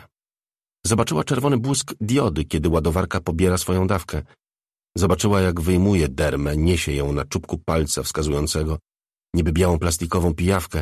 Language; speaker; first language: Polish; native; Polish